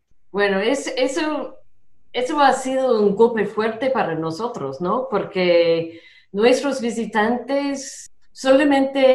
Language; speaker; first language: Spanish; non-native, fluent; English